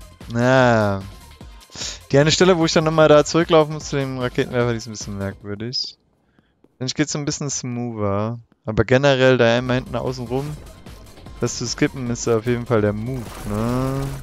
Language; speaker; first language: German; native; German